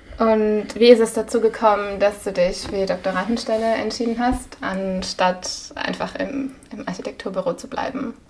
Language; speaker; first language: German; native; German